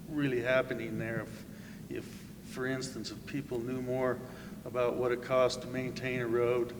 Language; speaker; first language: English; native; English